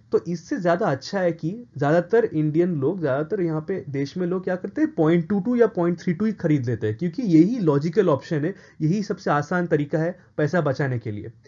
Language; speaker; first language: Hindi; non-native, local second language; Bangla